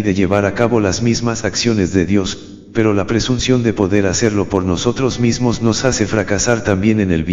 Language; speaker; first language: Spanish; native; Spanish